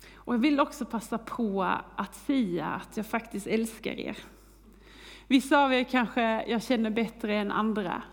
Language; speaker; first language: Swedish; native; Swedish